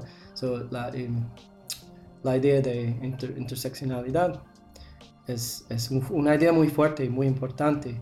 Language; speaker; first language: Spanish; non-native, learner; English